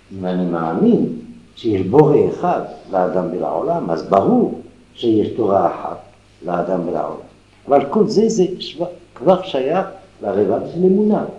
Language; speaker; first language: Hebrew; non-native, fluent; French